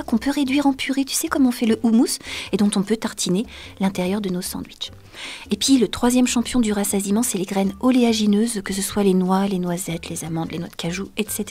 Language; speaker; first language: French; native; French